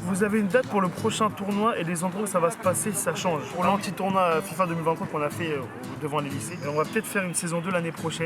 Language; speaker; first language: French; native; French